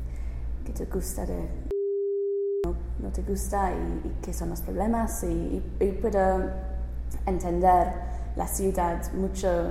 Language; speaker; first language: Spanish; non-native, learner; English